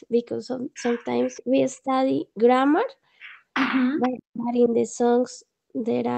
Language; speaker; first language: English; non-native, learner; Spanish